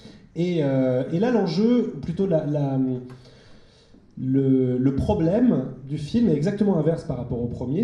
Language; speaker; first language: French; native; French